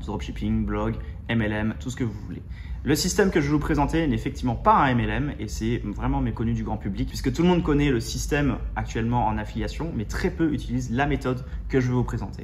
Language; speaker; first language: French; native; French